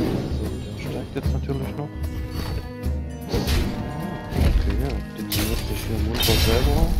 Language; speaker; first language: German; native; German